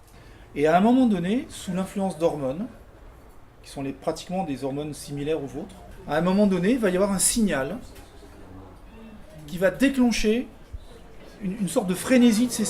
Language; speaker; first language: French; native; French